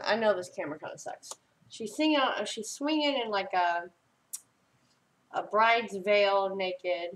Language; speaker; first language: English; native; English